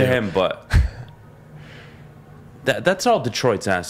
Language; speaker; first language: English; native; English